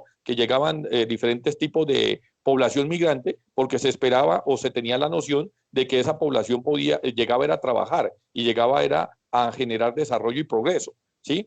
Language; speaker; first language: Spanish; native; Spanish